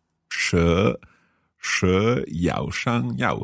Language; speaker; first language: Chinese; non-native, learner; English